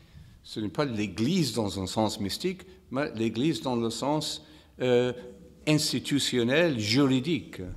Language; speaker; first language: French; non-native, fluent; English